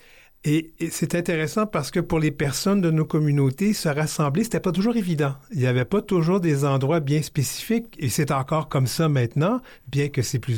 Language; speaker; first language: French; native; French